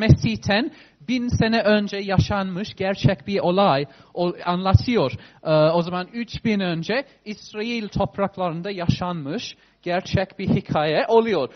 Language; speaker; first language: Turkish; non-native, fluent; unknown